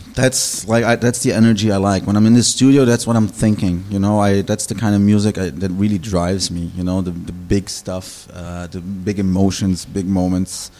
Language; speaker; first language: English; non-native, fluent; German